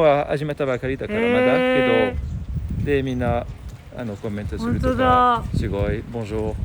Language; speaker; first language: Japanese; non-native, fluent; French